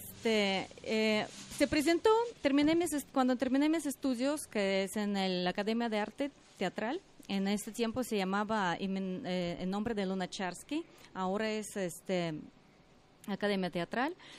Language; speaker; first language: Spanish; non-native, fluent; Russian